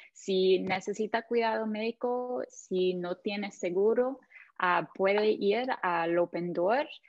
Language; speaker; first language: Spanish; non-native, fluent; English